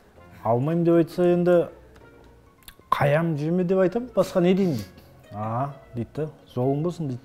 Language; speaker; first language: Kazakh; native; Kazakh